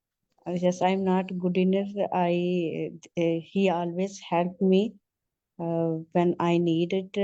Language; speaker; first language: English; non-native, learner; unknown